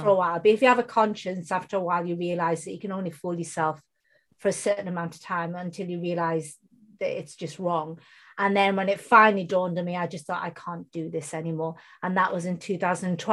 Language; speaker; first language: English; non-native, local second language; Bangla